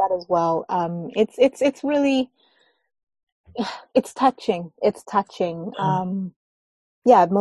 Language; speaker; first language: English; native; English